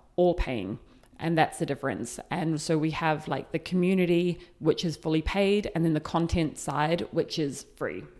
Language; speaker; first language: English; native; English